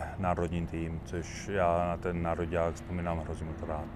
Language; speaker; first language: Czech; native; Czech